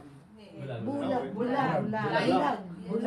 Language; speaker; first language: Korean; non-native, learner; Filipino